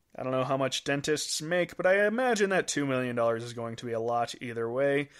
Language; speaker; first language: English; native; English